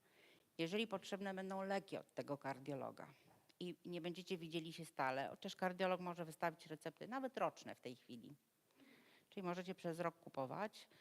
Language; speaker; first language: Polish; native; Polish